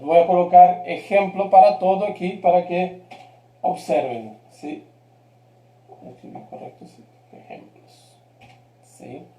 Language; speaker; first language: Spanish; non-native, fluent; Portuguese